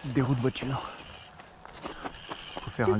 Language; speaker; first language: French; native; French